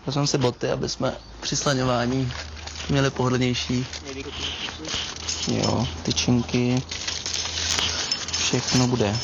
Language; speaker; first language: Czech; native; Czech